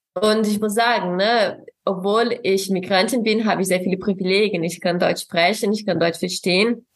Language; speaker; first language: German; non-native, fluent; Portuguese